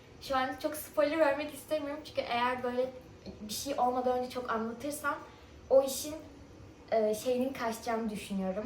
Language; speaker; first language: Turkish; early bilingual, other home language; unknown